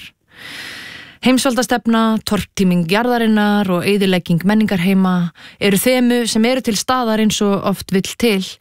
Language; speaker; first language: Icelandic; native; Icelandic